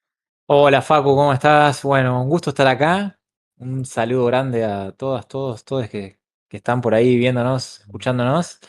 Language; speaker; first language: Spanish; native; Spanish